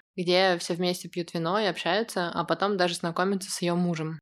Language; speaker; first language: Russian; native; Russian